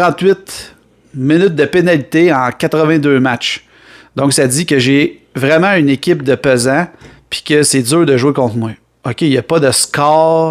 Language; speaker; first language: French; native; French